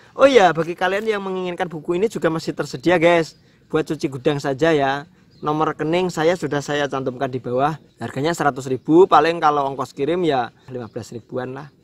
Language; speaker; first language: Indonesian; non-native, local second language; Javanese